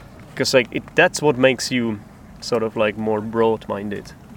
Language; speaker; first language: English; non-native, fluent; Czech